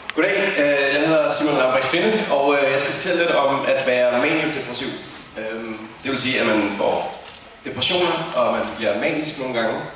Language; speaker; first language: Danish; native; Danish